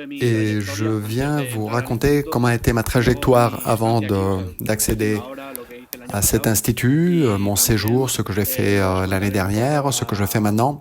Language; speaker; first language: French; non-native, fluent; Spanish